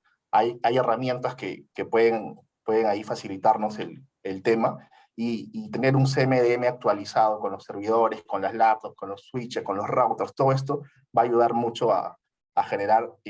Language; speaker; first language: Spanish; native; Spanish